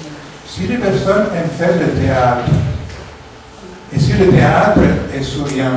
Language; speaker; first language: Spanish; non-native, learner; Italian